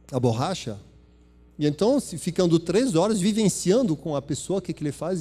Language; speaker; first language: Portuguese; non-native, fluent; French